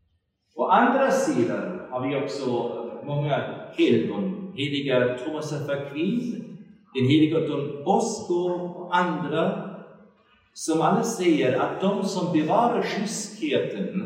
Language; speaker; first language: Swedish; non-native, fluent; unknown